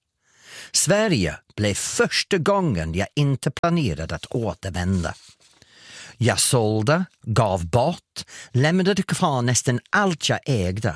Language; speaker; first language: Swedish; non-native, fluent; English